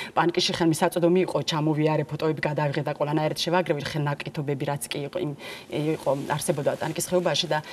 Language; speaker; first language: Georgian; non-native, local second language; Chechen